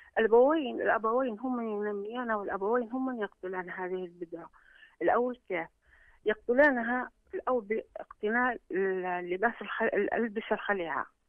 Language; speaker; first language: Arabic; native; Arabic